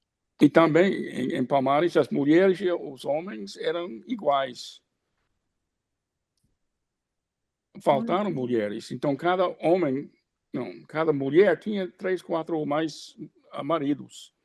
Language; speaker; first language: Portuguese; non-native, fluent; English